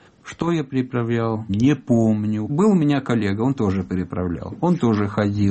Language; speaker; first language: Russian; non-native, fluent; Italian